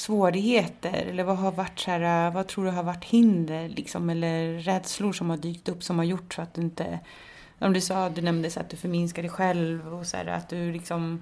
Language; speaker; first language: Swedish; native; Swedish